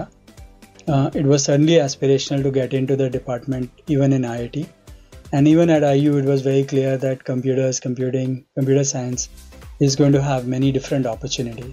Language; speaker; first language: English; non-native, local second language; Hindi